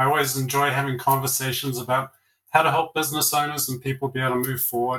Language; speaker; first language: English; native; English